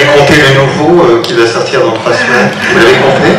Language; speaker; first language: French; native; French